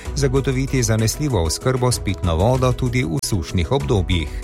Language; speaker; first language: Slovenian; native; Slovenian